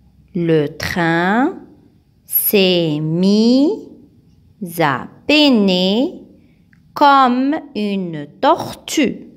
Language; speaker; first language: French; non-native, local second language; Arabic